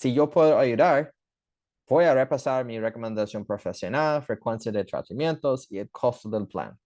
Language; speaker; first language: Spanish; early bilingual, heritage; English